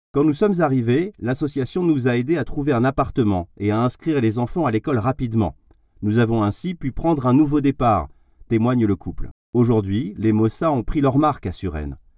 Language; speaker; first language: French; native; French